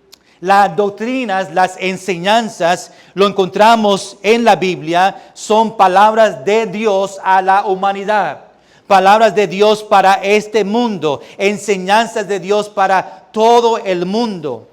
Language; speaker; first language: Spanish; early bilingual, heritage; Spanish